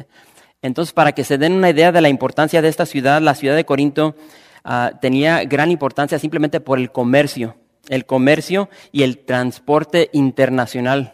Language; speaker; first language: Spanish; native; Spanish